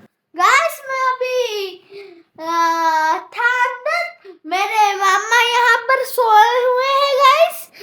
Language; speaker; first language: Hindi; non-native, local second language; Odia